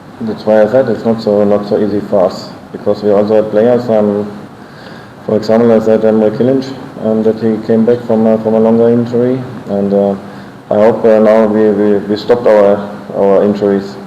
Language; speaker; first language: English; non-native, fluent; German